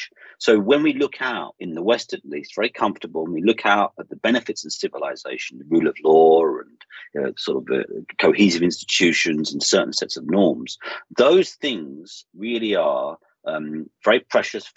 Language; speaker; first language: English; native; English